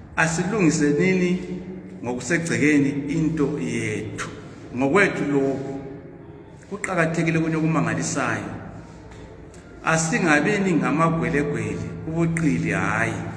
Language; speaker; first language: Zulu; native; Zulu